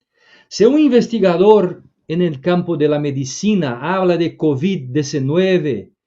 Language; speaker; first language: Spanish; non-native, fluent; Portuguese